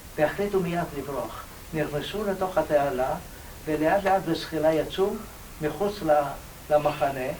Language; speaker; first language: Hebrew; non-native, fluent; Ladino